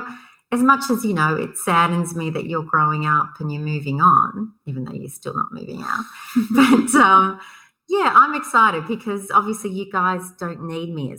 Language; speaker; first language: English; native; English